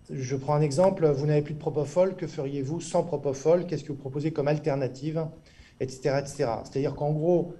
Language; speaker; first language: French; native; French